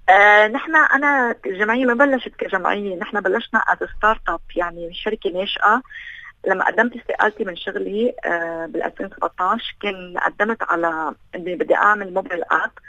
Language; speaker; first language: Arabic; native; Arabic